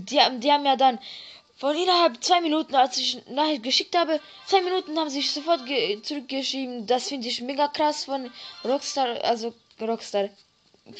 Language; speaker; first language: German; early bilingual, other home language; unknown